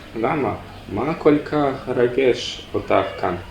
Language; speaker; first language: Hebrew; non-native, learner; Russian